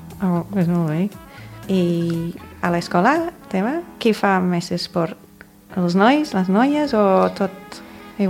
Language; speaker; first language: Catalan; non-native, fluent; English